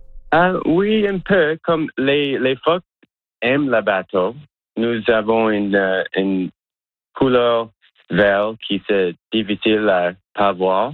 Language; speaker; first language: French; non-native, local second language; English